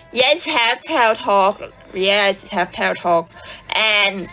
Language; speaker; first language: English; non-native, learner; Thai